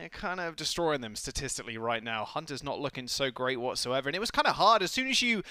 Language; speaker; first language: English; native; English